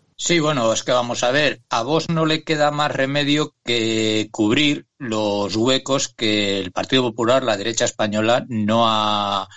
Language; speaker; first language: Spanish; native; Spanish